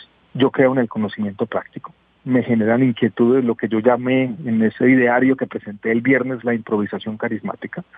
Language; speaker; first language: Spanish; native; Spanish